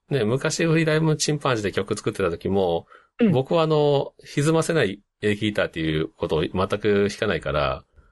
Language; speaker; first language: Japanese; native; Japanese